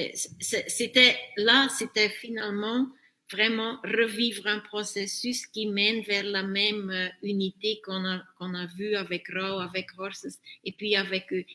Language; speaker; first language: French; non-native, fluent; Dutch